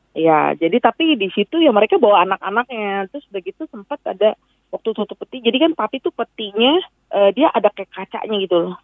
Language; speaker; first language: Indonesian; native; Indonesian